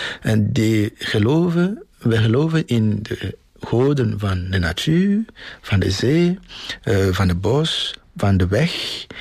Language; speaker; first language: Dutch; non-native, fluent; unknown